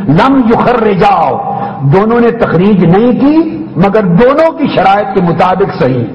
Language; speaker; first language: Urdu; non-native, local second language; Punjabi